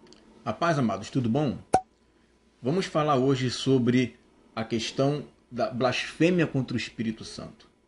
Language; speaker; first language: Portuguese; native; Portuguese